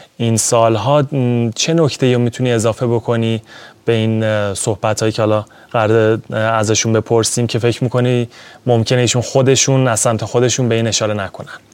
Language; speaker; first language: Persian; native; Persian